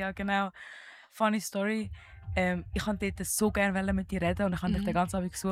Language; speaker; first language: German; native; German